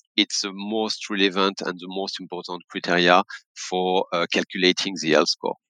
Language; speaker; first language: English; non-native, fluent; French